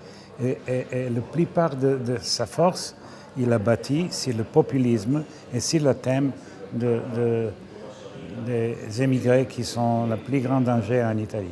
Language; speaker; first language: French; non-native, fluent; Serbian